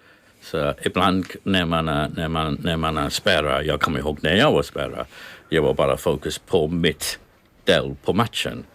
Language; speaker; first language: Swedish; non-native, learner; English